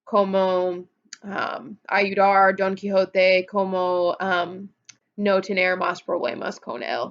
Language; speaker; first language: Spanish; non-native, fluent; English